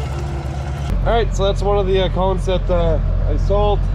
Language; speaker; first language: English; native; English